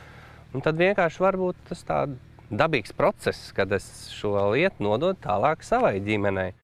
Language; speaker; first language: Latvian; native; Latvian